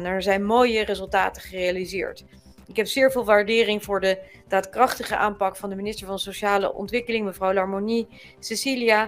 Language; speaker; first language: Dutch; native; Dutch